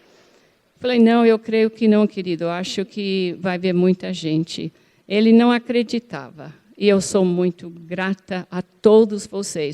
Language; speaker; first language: Portuguese; non-native, fluent; English